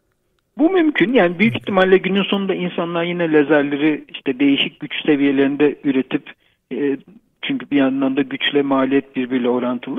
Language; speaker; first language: Turkish; native; Turkish